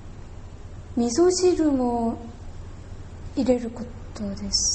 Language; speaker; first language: Japanese; non-native, learner; Korean